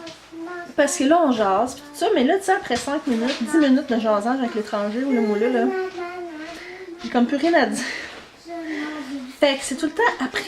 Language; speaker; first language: French; native; French